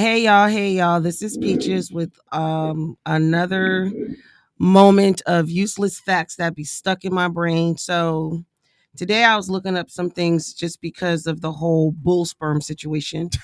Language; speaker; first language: English; native; English